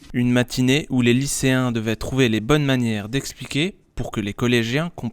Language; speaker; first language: French; native; French